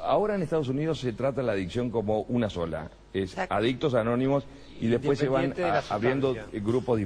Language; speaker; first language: Spanish; native; Spanish